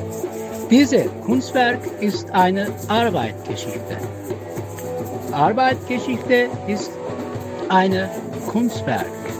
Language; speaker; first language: German; non-native, learner; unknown